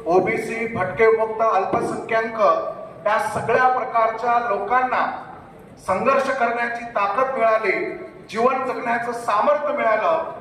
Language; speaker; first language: Marathi; non-native, local second language; Lambadi